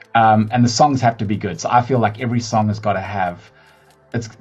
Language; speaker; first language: English; native; English